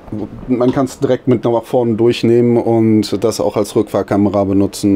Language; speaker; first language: German; native; German